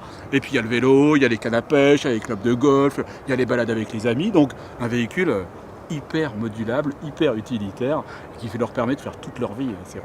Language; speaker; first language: French; native; French